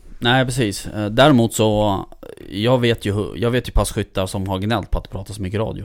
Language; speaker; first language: Swedish; native; Swedish